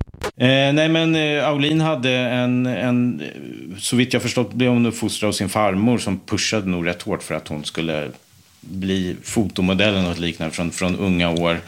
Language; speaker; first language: Swedish; native; Swedish